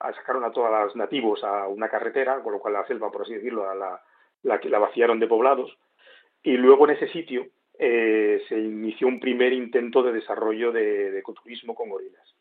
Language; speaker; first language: Spanish; native; Spanish